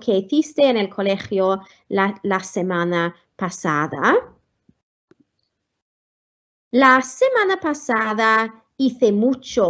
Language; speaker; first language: Spanish; non-native, fluent; Welsh